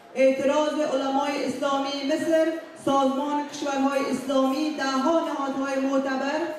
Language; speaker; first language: Persian; non-native, local second language; Uzbek